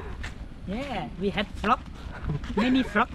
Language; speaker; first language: English; non-native, learner; Hmong